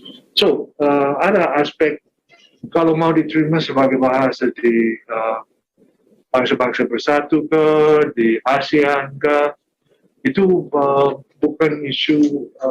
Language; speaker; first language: Indonesian; non-native, fluent; English